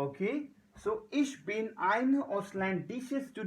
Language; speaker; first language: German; non-native, learner; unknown